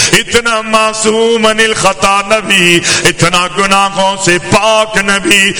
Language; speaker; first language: Urdu; native; Urdu